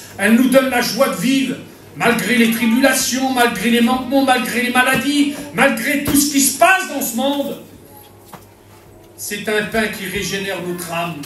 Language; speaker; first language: French; native; French